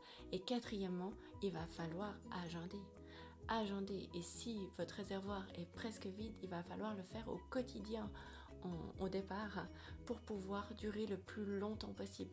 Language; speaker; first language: French; native; French